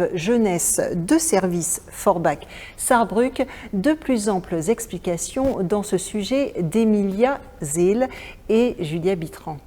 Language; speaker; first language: French; native; French